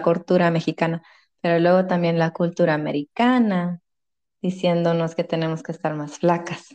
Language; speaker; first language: Spanish; early bilingual, heritage; Spanish